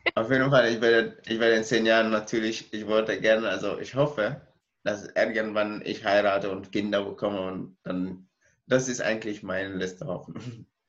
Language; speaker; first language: German; non-native, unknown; Arabic